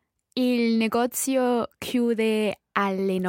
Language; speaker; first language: Italian; non-native, learner; English